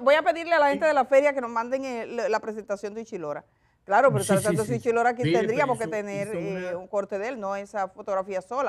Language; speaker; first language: Spanish; native; Spanish